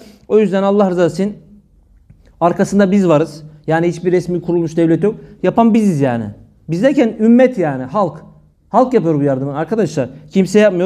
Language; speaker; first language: Turkish; native; Turkish